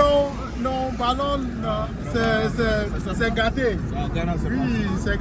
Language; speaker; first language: French; non-native, learner; English